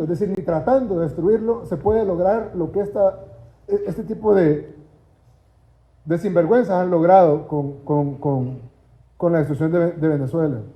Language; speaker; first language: Spanish; native; Spanish